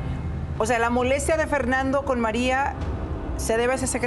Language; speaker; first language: Spanish; native; Spanish